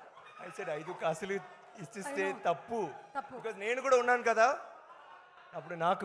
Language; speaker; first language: Telugu; non-native, learner; Tamil